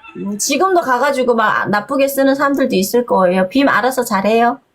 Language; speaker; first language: Korean; native; Korean